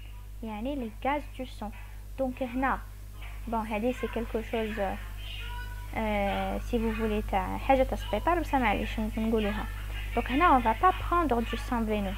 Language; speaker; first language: French; non-native, local second language; Arabic